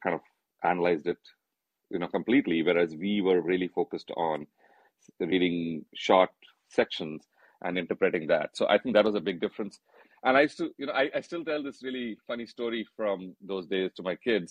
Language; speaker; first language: English; non-native, local second language; Hindi